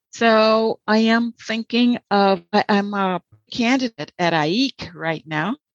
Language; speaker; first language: English; non-native, fluent; Portuguese